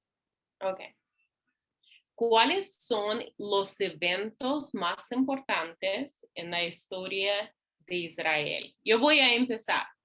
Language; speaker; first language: Spanish; non-native, fluent; English